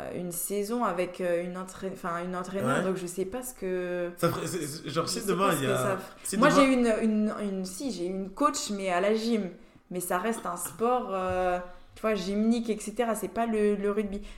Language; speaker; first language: French; native; French